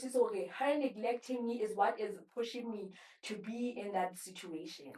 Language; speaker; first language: English; non-native, local second language; Southern Sotho